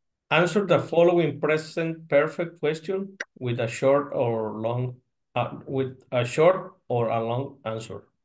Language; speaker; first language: English; non-native, learner; Spanish